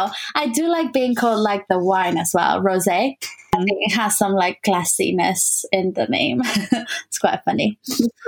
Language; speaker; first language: English; non-native, fluent; Spanish